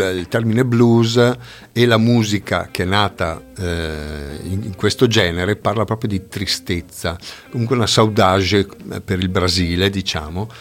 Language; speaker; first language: Italian; native; Italian